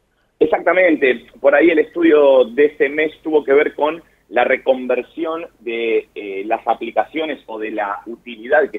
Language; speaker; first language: Spanish; native; Spanish